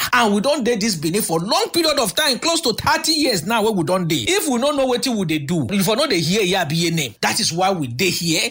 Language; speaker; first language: Nigerian Pidgin; native; Nigerian Pidgin